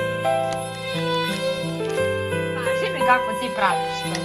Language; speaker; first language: Bosnian; native; Bosnian